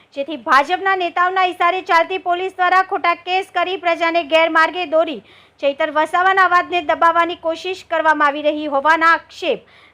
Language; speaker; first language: Gujarati; native; Gujarati